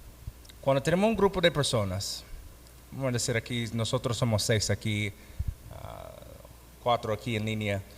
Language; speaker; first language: Spanish; non-native, fluent; English